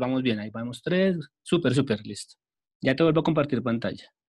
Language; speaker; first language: Spanish; native; Spanish